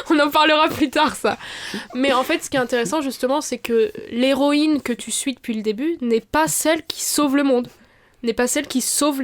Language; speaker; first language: French; native; French